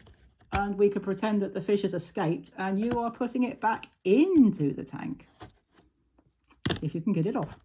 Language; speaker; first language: English; native; English